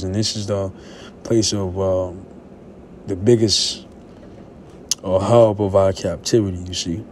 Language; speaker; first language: English; native; English